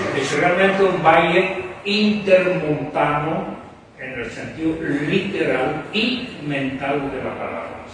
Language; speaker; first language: Spanish; non-native, fluent; French